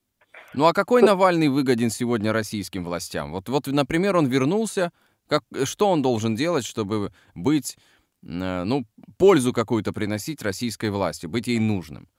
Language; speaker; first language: Russian; native; Russian